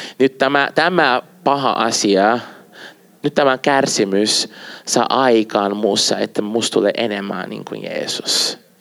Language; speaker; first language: Finnish; non-native, fluent; Portuguese